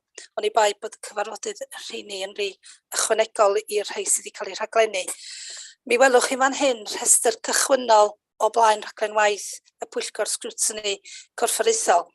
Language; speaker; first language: Welsh; native; Welsh